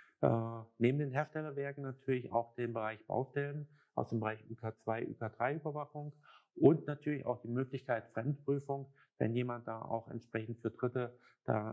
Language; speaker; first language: German; native; German